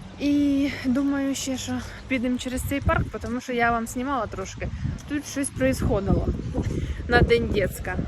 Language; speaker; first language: Ukrainian; non-native, local second language; Russian